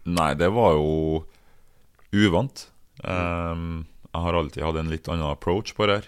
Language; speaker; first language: Norwegian; early bilingual, other home language; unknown